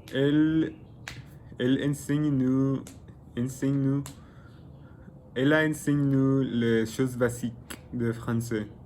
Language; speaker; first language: French; non-native, learner; Spanish